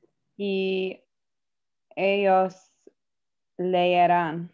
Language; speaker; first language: Spanish; non-native, learner; English